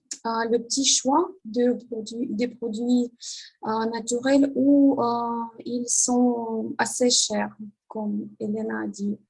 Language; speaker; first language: French; non-native, learner; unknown